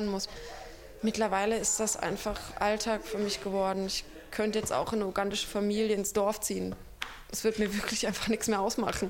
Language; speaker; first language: German; native; German